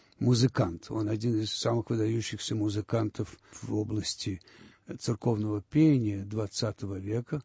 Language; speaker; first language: Russian; early bilingual, heritage; Russian